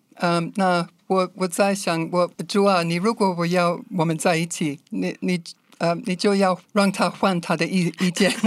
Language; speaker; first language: Chinese; non-native, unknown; English